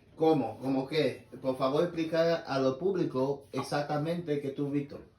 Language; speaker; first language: Spanish; early bilingual, heritage; English